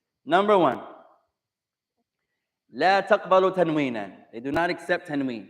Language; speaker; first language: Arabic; non-native, fluent; English